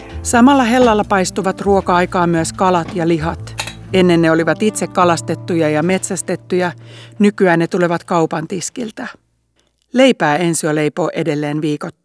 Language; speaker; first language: Finnish; native; Finnish